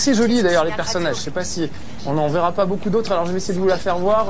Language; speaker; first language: French; native; French